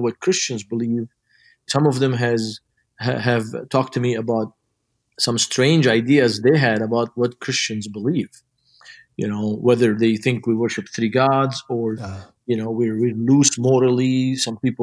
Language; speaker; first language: English; non-native, fluent; Arabic